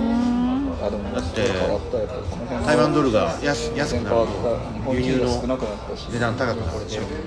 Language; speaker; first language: Japanese; native; Japanese